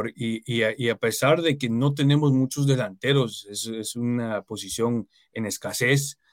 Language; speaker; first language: Spanish; early bilingual, heritage; Spanish